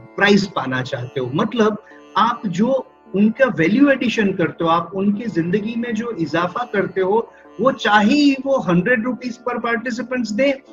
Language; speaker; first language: Hindi; non-native, local second language; Gujarati